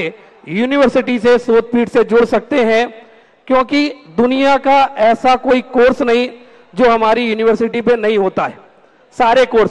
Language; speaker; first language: Hindi; native; Hindi